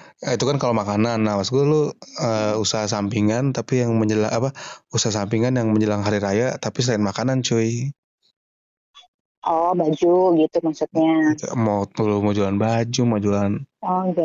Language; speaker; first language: Indonesian; native; Indonesian